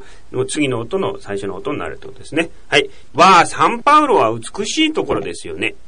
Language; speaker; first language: Japanese; native; Japanese